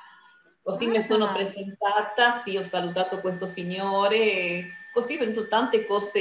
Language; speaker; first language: Italian; non-native, fluent; Spanish